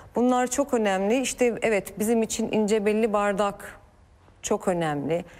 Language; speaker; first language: Turkish; native; Turkish